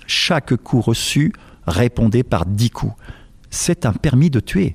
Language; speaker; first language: French; native; French